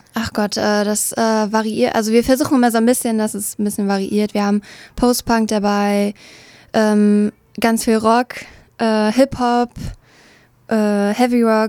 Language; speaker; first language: German; native; German